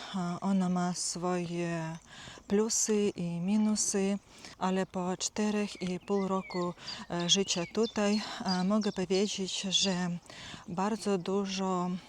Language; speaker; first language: Polish; non-native, fluent; Ukrainian